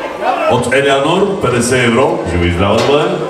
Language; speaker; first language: Bulgarian; non-native, local second language; Turkish